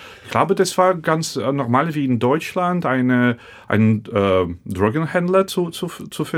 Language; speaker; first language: German; non-native, fluent; Russian